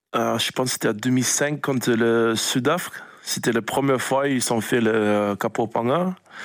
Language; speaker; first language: French; non-native, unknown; English